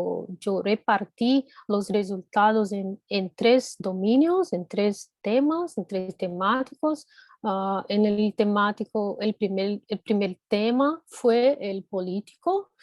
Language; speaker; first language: Spanish; non-native, fluent; Portuguese